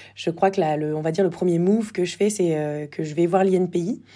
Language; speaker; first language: French; native; French